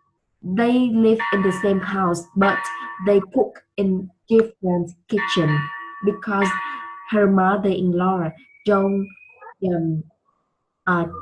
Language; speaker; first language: English; non-native, learner; Vietnamese